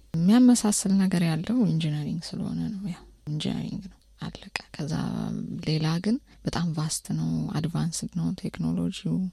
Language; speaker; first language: Amharic; native; Amharic